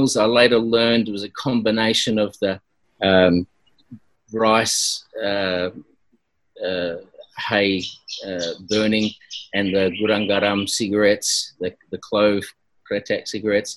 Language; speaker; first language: English; native; English